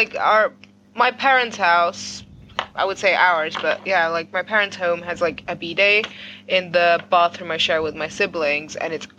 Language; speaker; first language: English; non-native, fluent; Greek